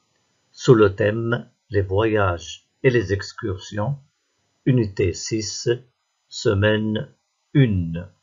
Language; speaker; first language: French; non-native, local second language; Arabic